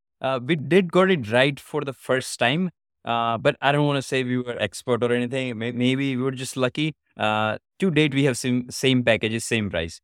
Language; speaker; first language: English; non-native, local second language; Gujarati